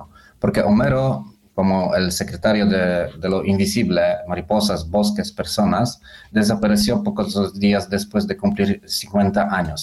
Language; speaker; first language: Spanish; non-native, learner; Polish